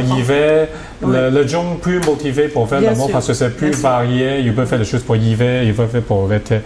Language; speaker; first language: French; non-native, learner; Cantonese